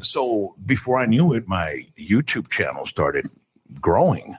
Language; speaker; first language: English; early bilingual, other home language; Spanish